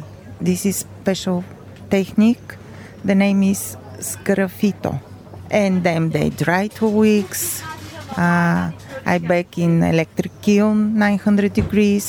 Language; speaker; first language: English; non-native, learner; Bulgarian